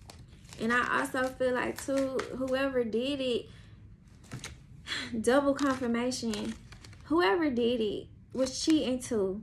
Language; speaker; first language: English; native; English